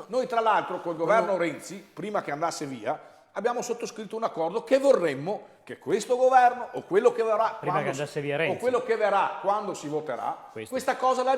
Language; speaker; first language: Italian; native; Italian